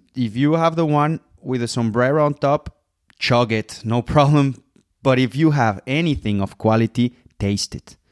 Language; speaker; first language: English; non-native, fluent; Spanish